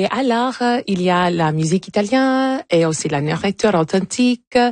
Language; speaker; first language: French; non-native, local second language; English